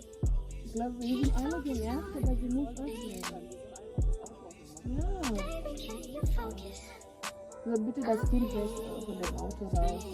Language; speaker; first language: German; non-native, learner; Swahili